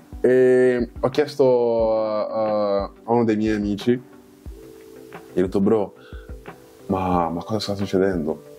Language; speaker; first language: Italian; early bilingual, other home language; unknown